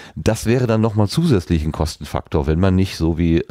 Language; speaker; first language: German; native; German